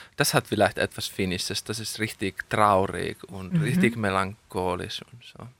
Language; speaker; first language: German; non-native, fluent; Finnish